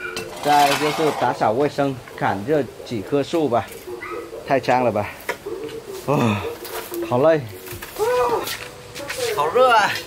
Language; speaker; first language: Chinese; non-native, learner; Vietnamese